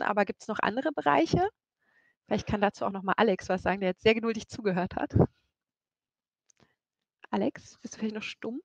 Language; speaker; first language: German; native; German